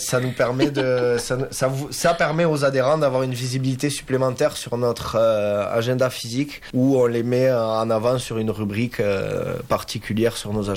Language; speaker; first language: French; native; French